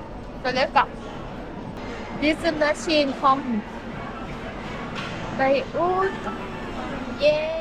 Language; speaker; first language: German; non-native, learner; Thai